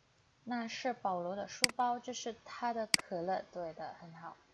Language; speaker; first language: Chinese; non-native, fluent; Indonesian